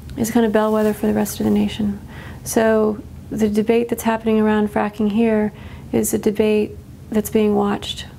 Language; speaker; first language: English; native; English